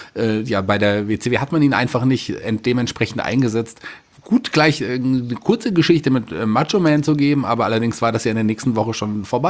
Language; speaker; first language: German; native; German